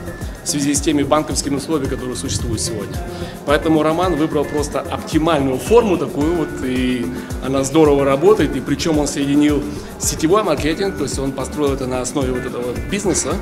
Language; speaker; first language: Russian; native; Russian